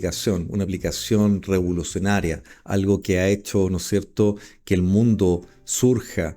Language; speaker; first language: Spanish; native; Spanish